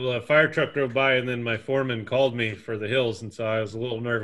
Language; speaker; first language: English; native; English